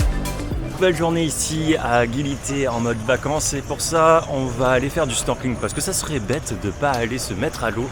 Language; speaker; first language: French; native; French